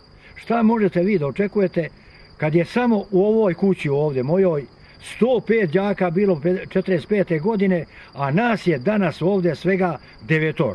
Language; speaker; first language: Bosnian; native; Bosnian